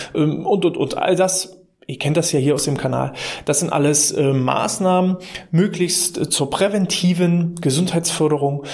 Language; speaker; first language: German; native; German